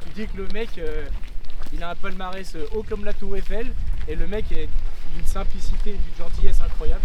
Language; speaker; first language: French; native; French